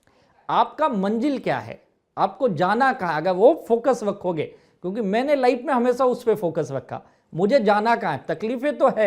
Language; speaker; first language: Hindi; native; Hindi